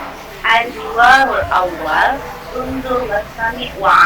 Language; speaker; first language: Arabic; non-native, learner; Indonesian